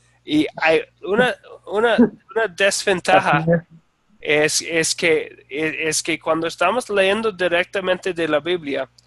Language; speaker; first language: Spanish; non-native, fluent; English